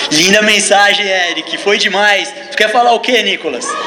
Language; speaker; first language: Portuguese; native; Portuguese